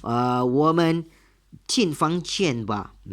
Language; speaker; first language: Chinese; non-native, learner; Malay